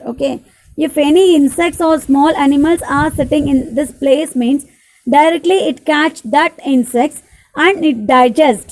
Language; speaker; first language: English; non-native, local second language; Tamil